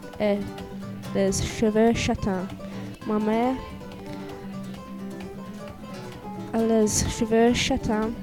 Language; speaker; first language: French; non-native, learner; English